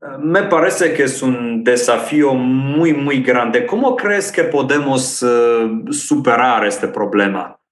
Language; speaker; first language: Spanish; non-native, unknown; Romanian